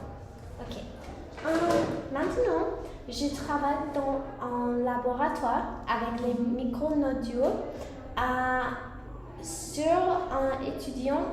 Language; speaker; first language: French; non-native, learner; English